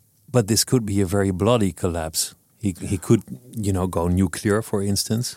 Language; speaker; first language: English; non-native, fluent; Dutch